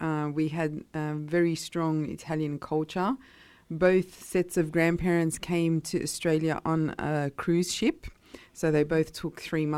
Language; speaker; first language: English; non-native, local second language; Italian